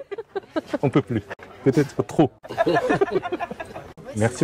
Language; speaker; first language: French; non-native, learner; Korean